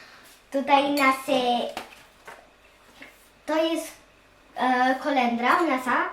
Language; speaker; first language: Polish; early bilingual, heritage; Polish